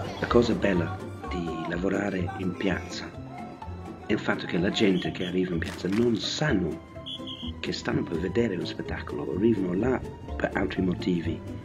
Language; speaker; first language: Italian; non-native, fluent; English